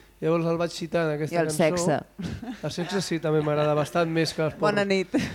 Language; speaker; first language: Catalan; non-native, local second language; Spanish